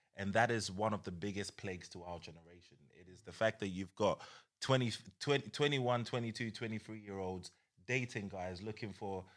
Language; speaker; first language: English; native; English